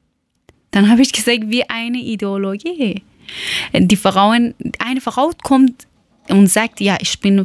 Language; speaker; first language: German; non-native, learner; Persian